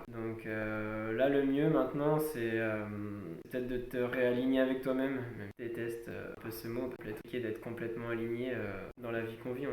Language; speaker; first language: French; native; French